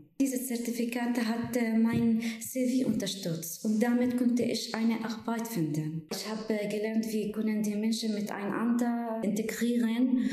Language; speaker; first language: German; non-native, fluent; Arabic